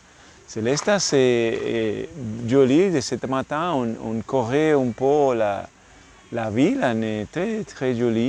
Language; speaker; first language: French; non-native, learner; English